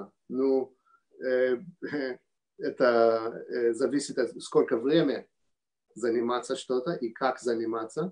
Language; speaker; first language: Russian; early bilingual, heritage; Russian